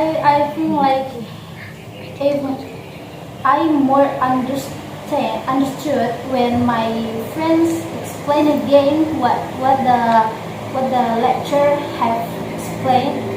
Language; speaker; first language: English; non-native, fluent; Indonesian